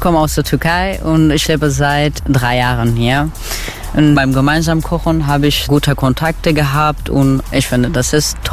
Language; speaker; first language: German; non-native, learner; Turkish